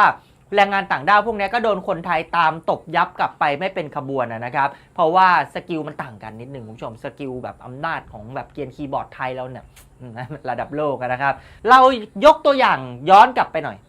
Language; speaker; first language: Thai; native; Thai